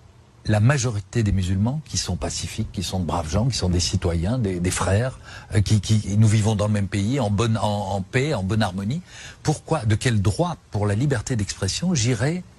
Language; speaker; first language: French; native; French